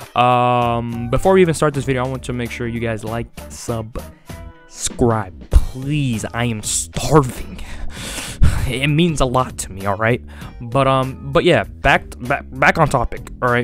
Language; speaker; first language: English; native; English